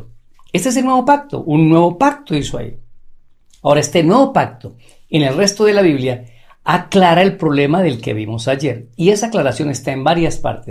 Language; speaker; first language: Spanish; native; Spanish